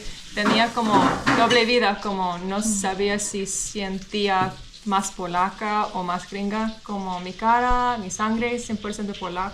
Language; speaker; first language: Spanish; non-native, learner; English